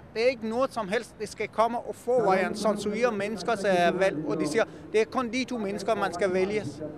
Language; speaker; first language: Danish; non-native, fluent; Persian